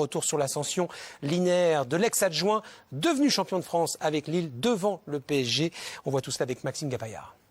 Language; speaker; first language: French; native; French